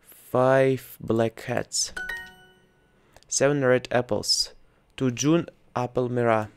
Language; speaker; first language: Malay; non-native, learner; Russian